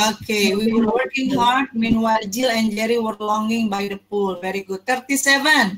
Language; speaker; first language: English; non-native, fluent; Indonesian